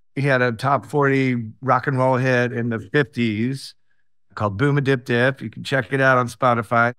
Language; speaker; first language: English; native; English